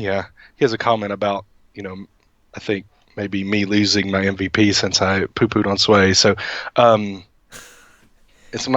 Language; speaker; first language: English; native; English